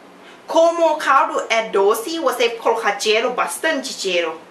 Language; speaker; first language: Portuguese; non-native, learner; Thai